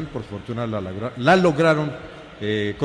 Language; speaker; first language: Spanish; native; Spanish